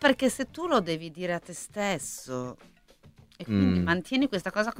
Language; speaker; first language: Italian; native; Italian